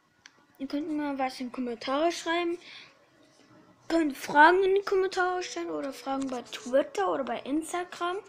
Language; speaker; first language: German; early bilingual, other home language; Polish